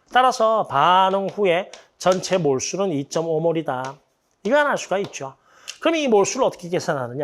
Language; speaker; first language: Korean; native; Korean